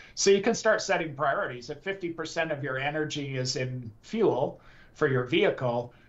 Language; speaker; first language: English; native; English